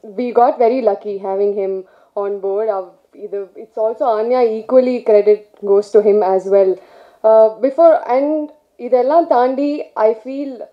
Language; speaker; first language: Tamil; non-native, local second language; Telugu